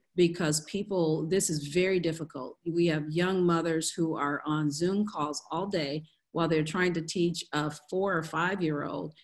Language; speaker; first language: English; native; English